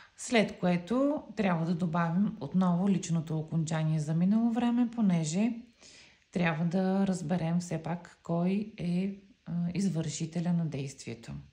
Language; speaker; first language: Bulgarian; non-native, local second language; Turkish